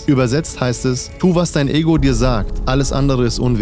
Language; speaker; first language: German; native; German